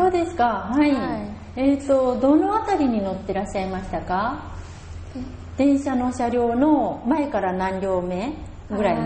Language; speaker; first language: Japanese; native; Japanese